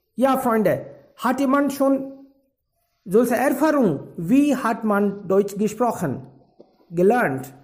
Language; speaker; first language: German; non-native, fluent; Hindi